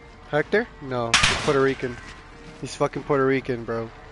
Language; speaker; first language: English; early bilingual, other home language; Spanish